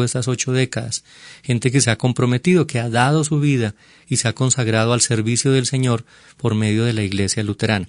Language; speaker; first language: Spanish; native; Spanish